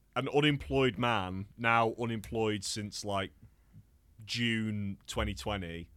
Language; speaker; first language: English; native; English